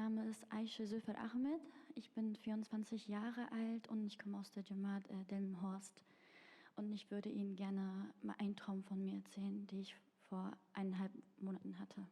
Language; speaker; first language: German; early bilingual, other home language; Turkish